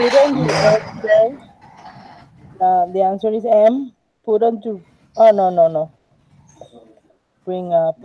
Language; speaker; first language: English; non-native, learner; Spanish